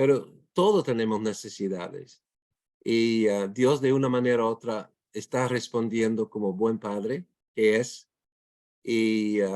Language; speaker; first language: Spanish; non-native, fluent; English